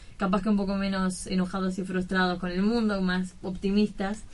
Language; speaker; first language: Spanish; native; Spanish